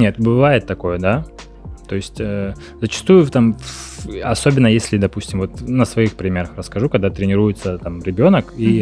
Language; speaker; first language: Russian; native; Russian